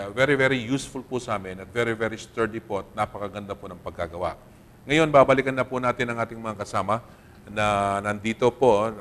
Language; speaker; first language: Filipino; non-native, local second language; Pampanga